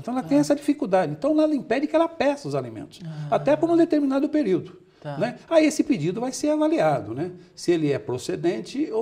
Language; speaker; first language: Portuguese; native; Portuguese